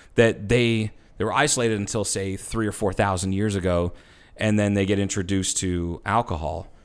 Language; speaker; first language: English; native; English